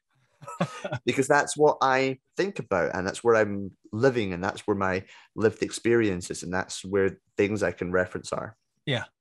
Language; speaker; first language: English; native; English